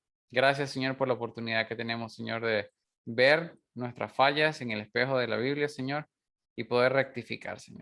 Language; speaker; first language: Spanish; native; Spanish